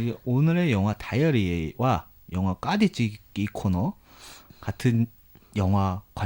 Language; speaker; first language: Korean; native; Korean